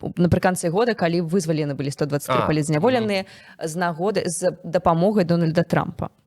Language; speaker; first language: Belarusian; native; Belarusian